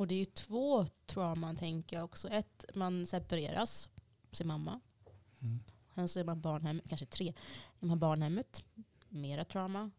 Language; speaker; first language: Swedish; early bilingual, other home language; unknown